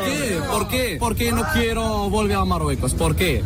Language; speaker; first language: Spanish; non-native, learner; Arabic